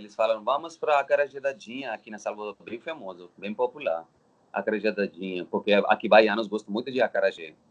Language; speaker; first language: Portuguese; non-native, learner; Telugu